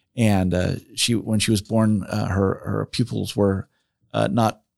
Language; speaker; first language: English; native; English